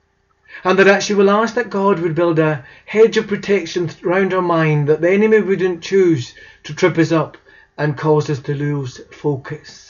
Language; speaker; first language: English; native; English